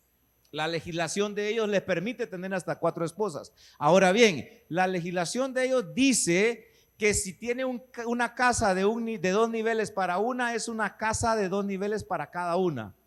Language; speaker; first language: Spanish; native; Spanish